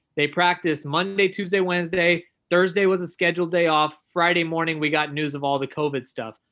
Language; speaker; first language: English; native; English